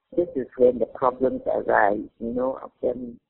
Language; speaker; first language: English; non-native, local second language; Min Nan Chinese